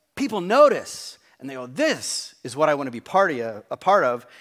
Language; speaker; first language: English; native; English